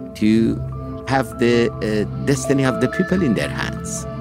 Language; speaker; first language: English; non-native, fluent; Persian